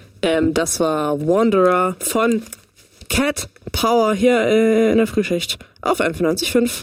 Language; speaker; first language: German; native; German